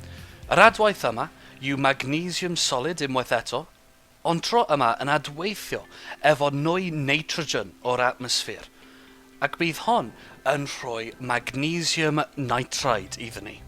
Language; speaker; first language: Welsh; non-native, local second language; English